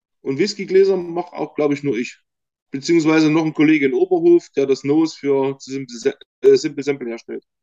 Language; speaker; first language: German; native; German